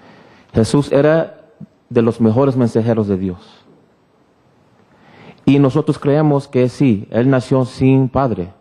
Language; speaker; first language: Spanish; early bilingual, heritage; Spanish